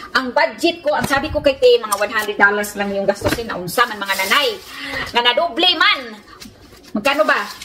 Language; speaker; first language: Filipino; non-native, local second language; Cebuano